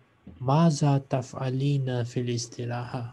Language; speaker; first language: Arabic; non-native, fluent; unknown